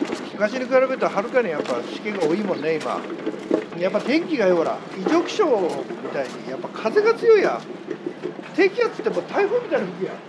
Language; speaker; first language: Japanese; native; Japanese